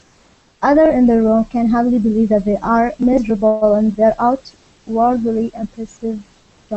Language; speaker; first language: English; non-native, learner; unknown